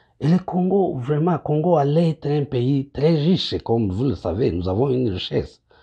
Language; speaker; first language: French; non-native, local second language; Kinyarwanda